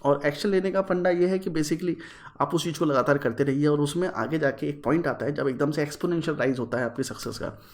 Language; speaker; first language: Hindi; native; Hindi